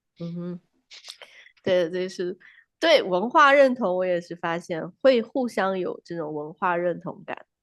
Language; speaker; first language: Chinese; native; Chinese